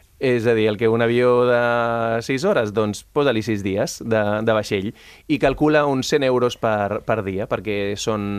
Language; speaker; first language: Catalan; early bilingual, other home language; Spanish